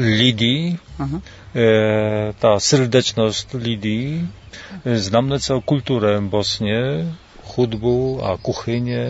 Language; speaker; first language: Czech; non-native, learner; Polish